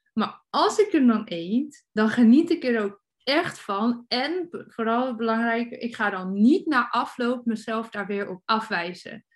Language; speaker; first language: Dutch; native; Dutch